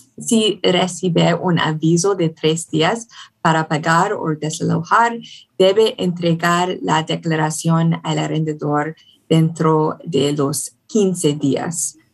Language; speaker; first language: Spanish; non-native, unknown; English